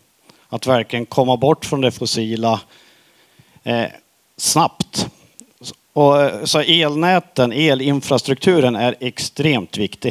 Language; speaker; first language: Swedish; native; Swedish